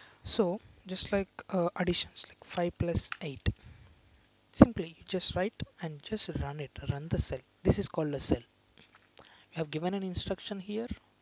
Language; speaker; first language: English; non-native, local second language; Telugu